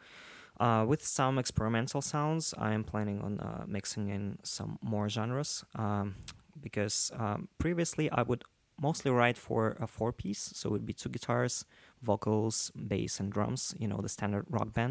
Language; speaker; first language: English; non-native, fluent; Russian